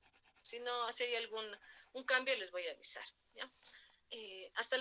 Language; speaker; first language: Spanish; native; Spanish